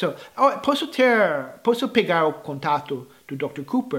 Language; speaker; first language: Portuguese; non-native, fluent; English